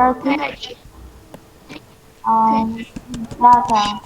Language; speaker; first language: English; non-native, learner; Vietnamese